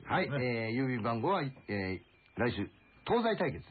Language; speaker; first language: Japanese; native; Japanese